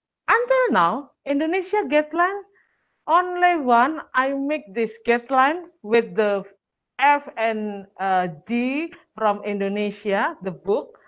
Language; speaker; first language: English; non-native, learner; Indonesian